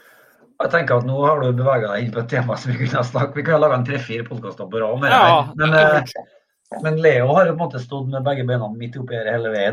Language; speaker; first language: Norwegian; native; Norwegian